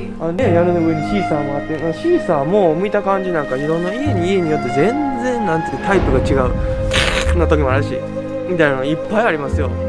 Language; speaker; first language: Japanese; native; Japanese